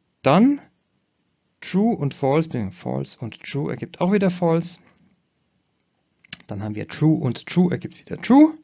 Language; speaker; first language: German; native; German